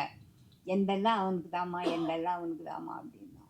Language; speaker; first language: Tamil; native; Tamil